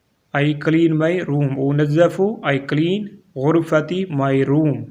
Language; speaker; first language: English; non-native, local second language; Urdu